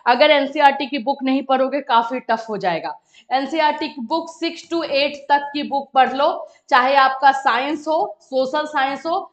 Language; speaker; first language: Hindi; native; Hindi